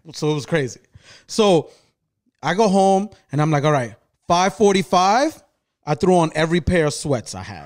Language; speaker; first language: English; early bilingual, other home language; Spanish